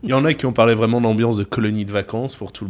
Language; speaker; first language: French; native; French